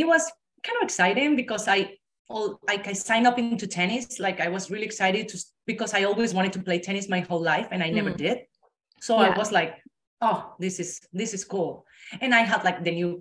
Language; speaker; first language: English; non-native, fluent; Spanish